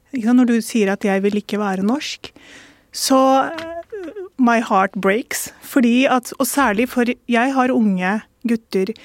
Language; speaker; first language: Norwegian; early bilingual, other home language; Urdu